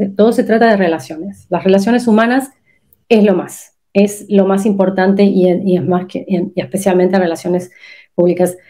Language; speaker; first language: Spanish; native; Spanish